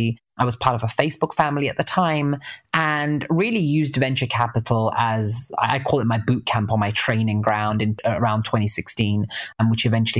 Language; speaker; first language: English; native; English